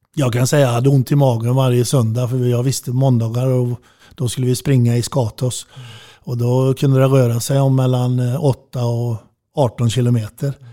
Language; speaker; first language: Swedish; native; Swedish